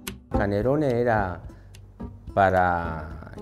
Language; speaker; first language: Spanish; early bilingual, other home language; Japanese